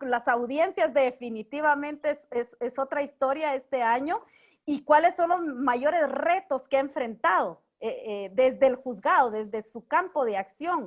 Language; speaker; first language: Spanish; native; Spanish